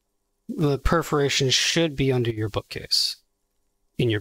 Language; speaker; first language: English; native; English